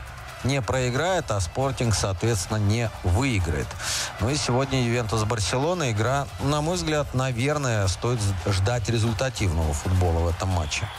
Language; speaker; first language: Russian; native; Russian